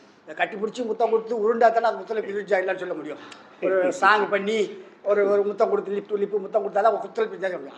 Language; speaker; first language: Tamil; native; Tamil